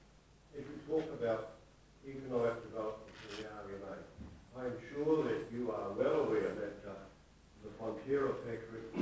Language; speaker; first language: English; native; English